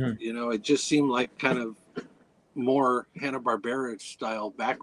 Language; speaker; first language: English; native; English